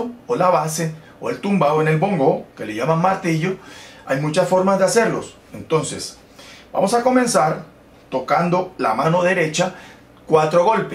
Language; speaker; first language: Spanish; native; Spanish